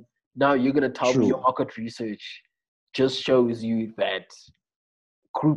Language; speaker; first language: English; non-native, local second language; Xhosa